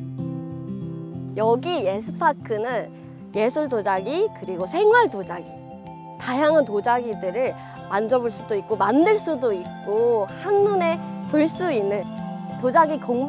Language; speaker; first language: Korean; non-native, fluent; Burmese